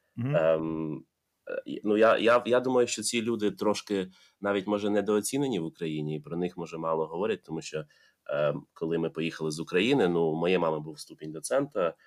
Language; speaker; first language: Ukrainian; native; Ukrainian